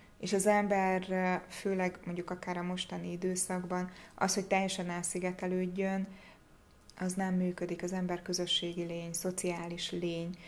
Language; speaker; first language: Hungarian; native; Hungarian